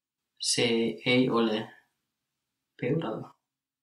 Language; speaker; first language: Finnish; non-native, learner; English